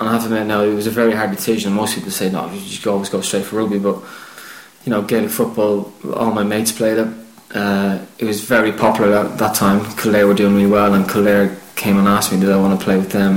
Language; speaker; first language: English; native; English